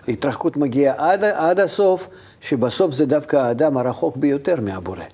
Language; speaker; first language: Hebrew; non-native, fluent; Russian